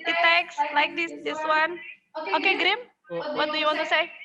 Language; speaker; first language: English; non-native, fluent; Indonesian